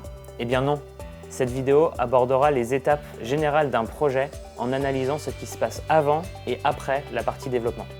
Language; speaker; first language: French; native; French